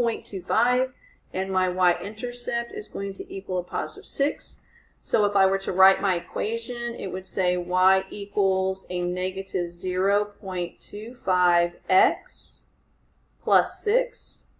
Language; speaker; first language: English; native; English